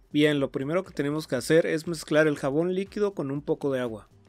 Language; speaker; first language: Spanish; native; Spanish